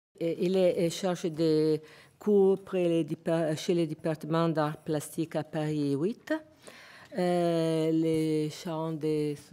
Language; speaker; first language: French; non-native, fluent; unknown